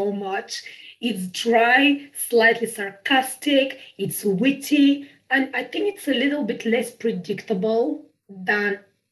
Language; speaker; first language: English; non-native, fluent; Bulgarian